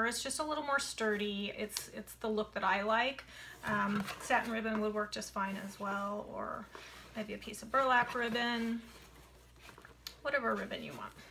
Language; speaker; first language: English; native; English